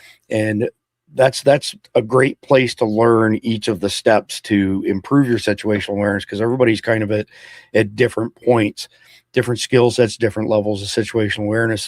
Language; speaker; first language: English; native; English